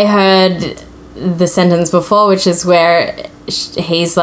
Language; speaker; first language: English; native; English